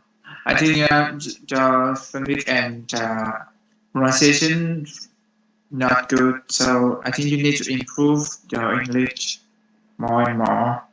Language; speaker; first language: English; non-native, learner; Vietnamese